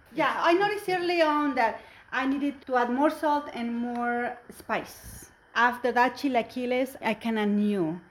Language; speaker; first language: English; non-native, fluent; Spanish